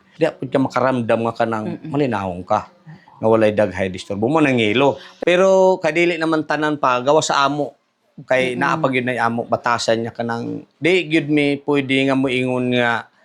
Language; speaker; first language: Cebuano; non-native, local second language; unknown